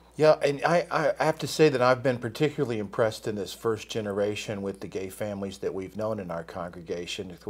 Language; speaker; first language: English; native; English